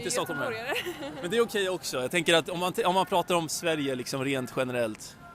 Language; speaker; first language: Swedish; native; Swedish